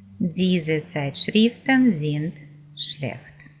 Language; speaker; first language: German; non-native, fluent; Ukrainian